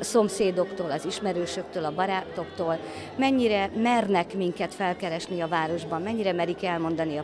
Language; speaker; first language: Hungarian; native; Hungarian